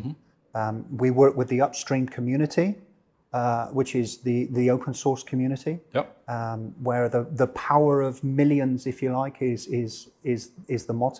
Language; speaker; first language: English; native; English